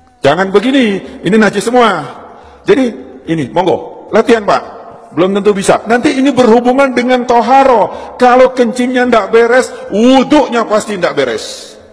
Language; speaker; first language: Indonesian; non-native, local second language; Javanese